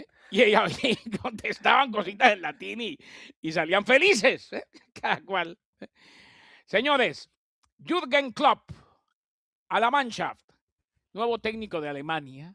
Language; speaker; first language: Spanish; native; Spanish